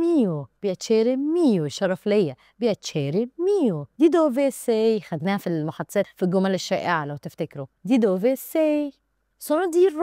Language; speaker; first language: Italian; non-native, learner; Arabic